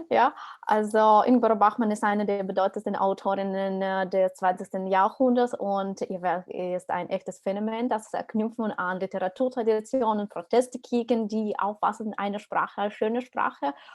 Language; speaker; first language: German; non-native, fluent; Ukrainian